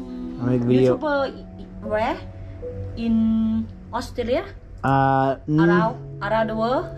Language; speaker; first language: English; non-native, learner; Thai